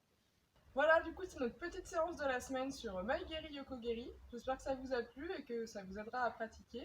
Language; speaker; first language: French; native; French